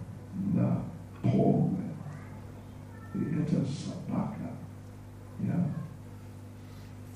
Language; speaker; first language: Russian; non-native, learner; English